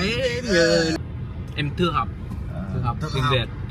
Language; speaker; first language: Vietnamese; non-native, learner; English